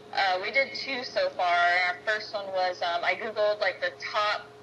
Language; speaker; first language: English; native; English